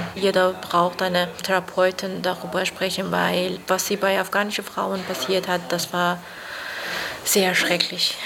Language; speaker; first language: German; non-native, fluent; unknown